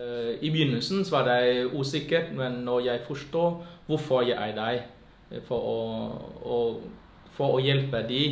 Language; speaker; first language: Norwegian; non-native, fluent; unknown